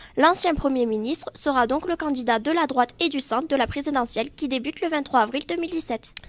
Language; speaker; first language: French; native; French